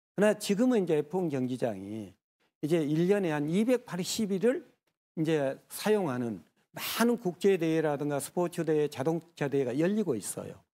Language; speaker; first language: Korean; native; Korean